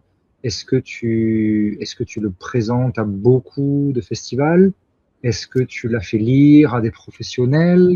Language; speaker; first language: French; native; French